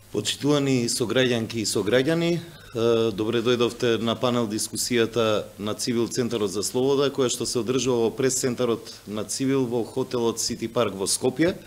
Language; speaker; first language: Macedonian; non-native, local second language; Albanian